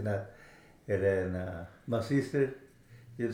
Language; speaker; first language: English; non-native, fluent; Spanish